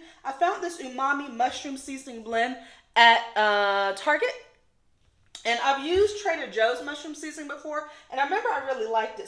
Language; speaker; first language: English; native; English